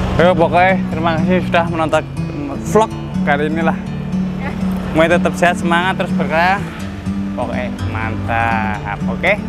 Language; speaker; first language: Indonesian; non-native, local second language; Javanese